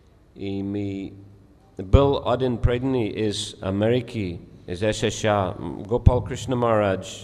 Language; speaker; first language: Russian; non-native, fluent; English